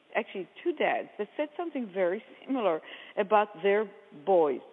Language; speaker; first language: English; non-native, fluent; Hebrew